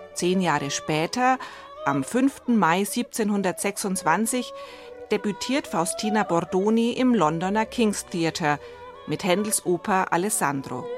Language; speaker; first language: German; native; German